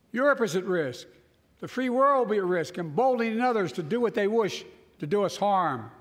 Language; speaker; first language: English; native; English